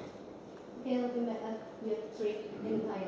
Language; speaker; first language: English; non-native, learner; Indonesian